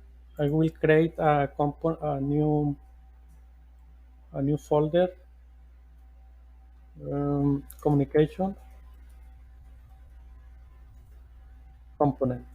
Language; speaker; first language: English; non-native, learner; Spanish